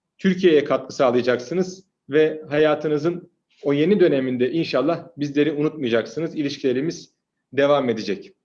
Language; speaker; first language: Turkish; native; Turkish